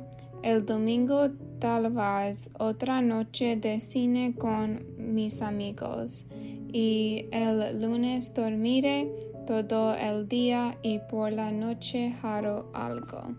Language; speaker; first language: Spanish; non-native, learner; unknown